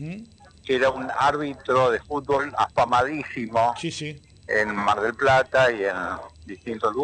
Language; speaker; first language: Spanish; native; Spanish